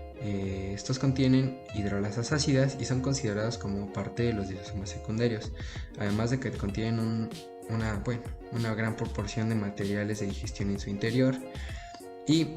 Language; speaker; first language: Spanish; native; Spanish